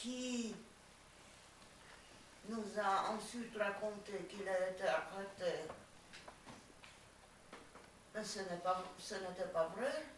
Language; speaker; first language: French; non-native, fluent; Russian